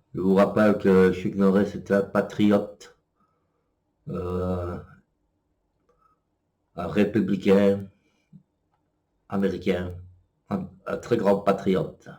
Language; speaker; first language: French; native; French